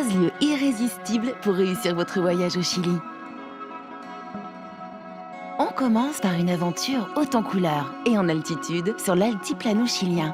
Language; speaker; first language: French; native; French